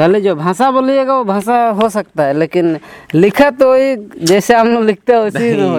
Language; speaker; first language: Hindi; non-native, local second language; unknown